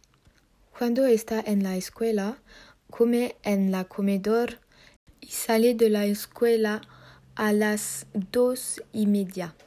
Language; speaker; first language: Spanish; non-native, learner; French